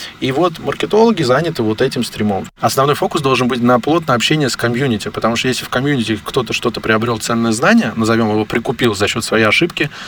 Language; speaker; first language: Russian; native; Russian